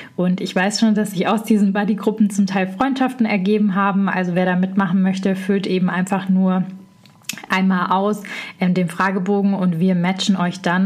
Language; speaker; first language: German; native; German